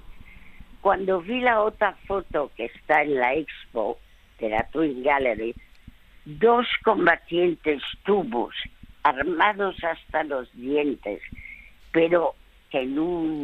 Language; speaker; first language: Spanish; early bilingual, other home language; French